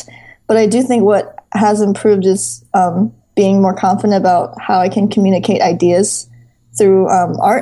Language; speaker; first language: English; native; English